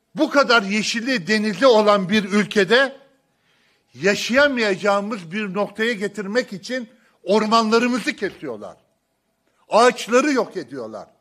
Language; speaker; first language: Turkish; native; Turkish